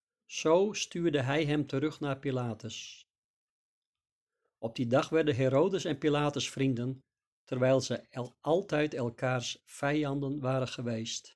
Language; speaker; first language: Dutch; native; Dutch